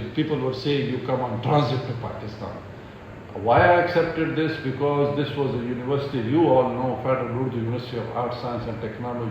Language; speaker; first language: English; non-native, local second language; Pashto